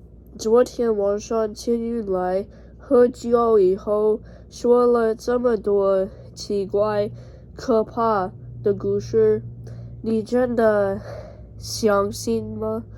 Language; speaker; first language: Chinese; non-native, learner; English